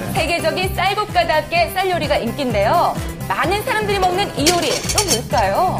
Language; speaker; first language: Korean; native; Korean